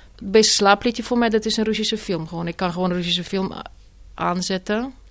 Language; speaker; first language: Dutch; non-native, fluent; Russian